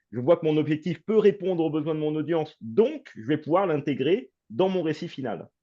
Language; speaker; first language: French; native; French